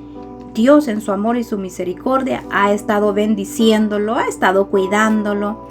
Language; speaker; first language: Spanish; native; Spanish